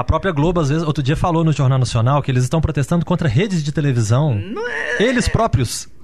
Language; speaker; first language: Portuguese; native; Portuguese